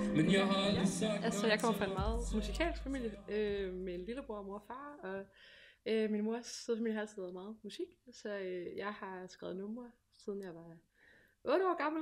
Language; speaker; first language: Danish; native; Danish